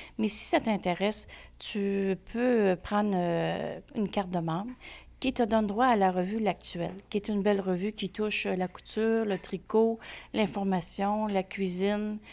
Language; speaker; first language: French; native; French